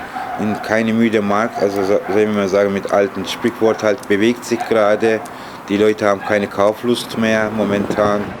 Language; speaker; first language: German; non-native, fluent; Turkish